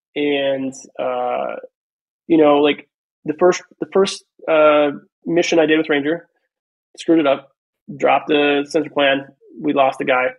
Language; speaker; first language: English; native; English